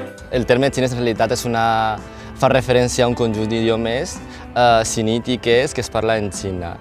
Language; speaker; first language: Catalan; non-native, local second language; Chinese